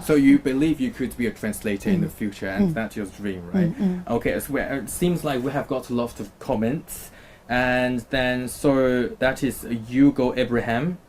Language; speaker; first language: English; non-native, fluent; Chinese